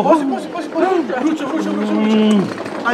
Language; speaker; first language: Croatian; non-native, learner; Italian